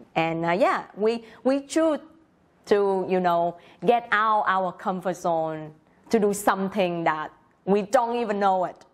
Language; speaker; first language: English; non-native, learner; Vietnamese